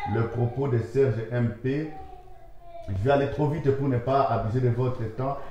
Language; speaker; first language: French; non-native, local second language; Lingala